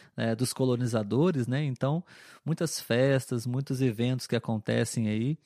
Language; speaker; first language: Portuguese; native; Portuguese